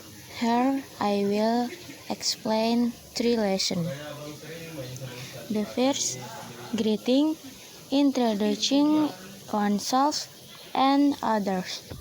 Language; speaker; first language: English; non-native, learner; Indonesian